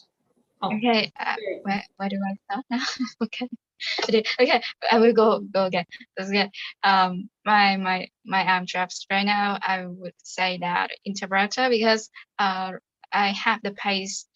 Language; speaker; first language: English; non-native, fluent; Vietnamese